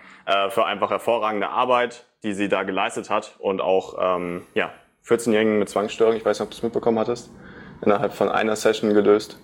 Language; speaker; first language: German; native; German